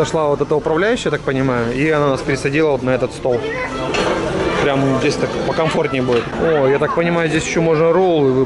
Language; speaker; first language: Russian; native; Russian